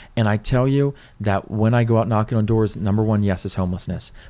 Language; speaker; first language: English; native; English